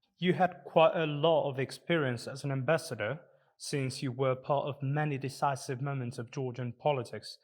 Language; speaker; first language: English; non-native, fluent; Georgian